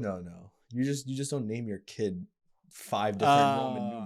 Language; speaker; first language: English; native; English